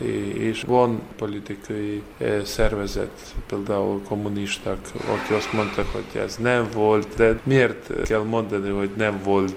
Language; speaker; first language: Hungarian; non-native, learner; Ukrainian